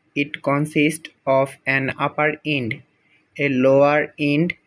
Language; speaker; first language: English; non-native, local second language; Bangla